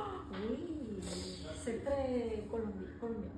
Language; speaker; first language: French; non-native, fluent; Spanish